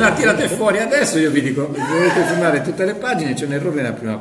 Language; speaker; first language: Italian; native; Italian